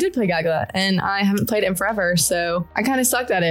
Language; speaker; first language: English; native; English